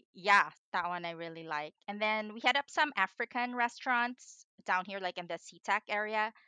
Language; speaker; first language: English; non-native, local second language; Filipino